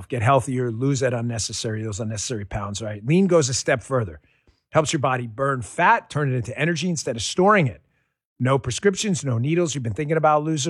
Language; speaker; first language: English; native; English